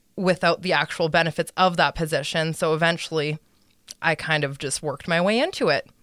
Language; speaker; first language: English; native; English